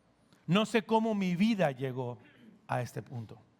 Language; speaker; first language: Spanish; native; Spanish